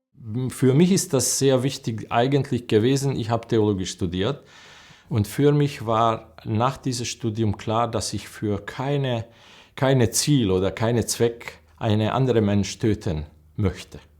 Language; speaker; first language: German; non-native, learner; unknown